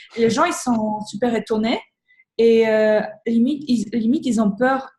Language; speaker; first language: French; non-native, fluent; Polish